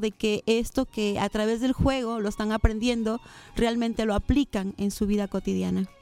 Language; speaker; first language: Spanish; native; Spanish